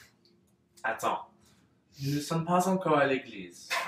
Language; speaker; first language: French; non-native, learner; English